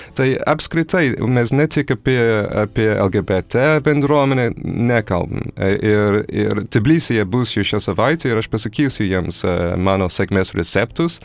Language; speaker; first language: Lithuanian; non-native, fluent; English